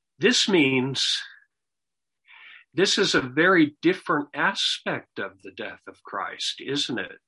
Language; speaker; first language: English; native; English